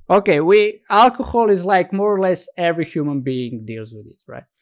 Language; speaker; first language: English; non-native, fluent; Slovenian